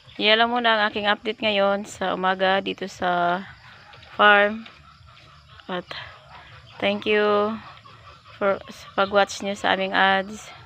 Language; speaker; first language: Filipino; non-native, local second language; Cebuano